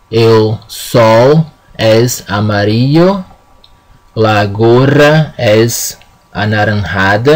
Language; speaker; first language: Spanish; non-native, fluent; Portuguese